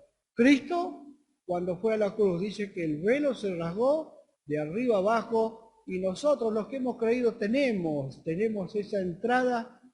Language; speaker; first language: Spanish; native; Spanish